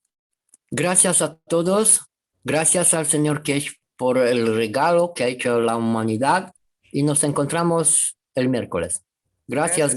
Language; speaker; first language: Spanish; non-native, fluent; Romanian